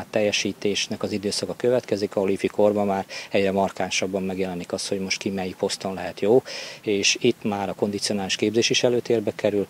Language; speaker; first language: Hungarian; native; Hungarian